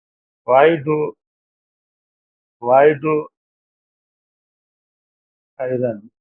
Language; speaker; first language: English; non-native, learner; Hindi